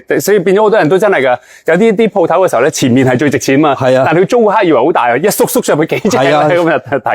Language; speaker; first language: Cantonese; native; Cantonese